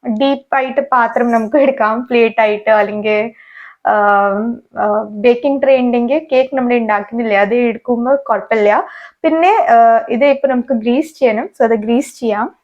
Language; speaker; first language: Malayalam; non-native, learner; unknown